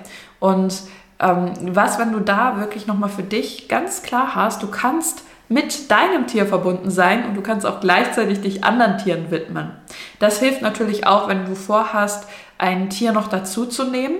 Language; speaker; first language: German; native; German